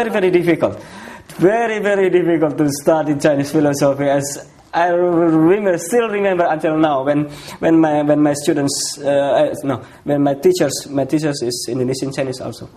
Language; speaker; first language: English; non-native, fluent; Indonesian